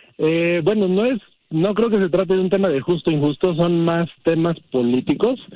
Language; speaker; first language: Spanish; early bilingual, heritage; Spanish